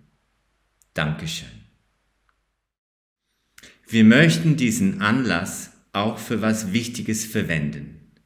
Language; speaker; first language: German; non-native, fluent; English